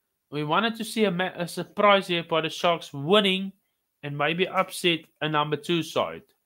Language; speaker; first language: English; non-native, local second language; Afrikaans